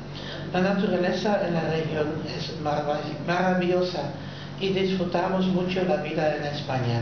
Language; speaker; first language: Spanish; non-native, learner; Dutch